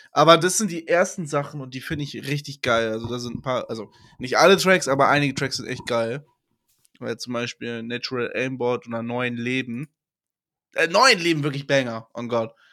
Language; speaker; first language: German; native; German